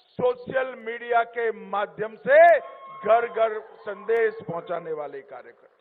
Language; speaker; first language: Hindi; non-native, local second language; Gujarati